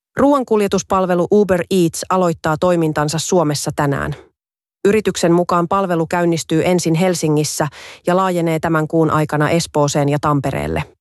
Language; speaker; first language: Finnish; native; Finnish